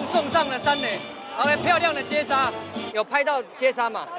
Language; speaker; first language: Chinese; native; Chinese